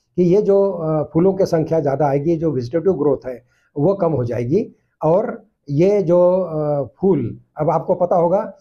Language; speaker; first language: Hindi; non-native, local second language; Marathi